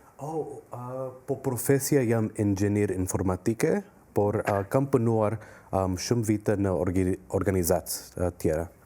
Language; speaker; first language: Albanian; non-native, learner; English